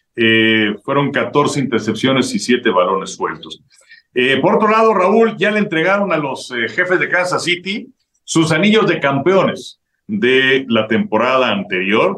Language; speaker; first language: Spanish; native; Spanish